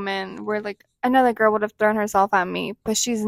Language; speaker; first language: English; non-native, fluent; Spanish